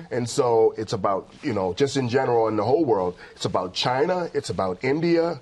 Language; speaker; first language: English; native; English